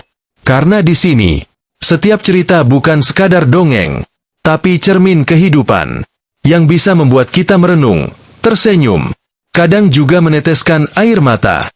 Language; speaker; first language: Indonesian; native; Indonesian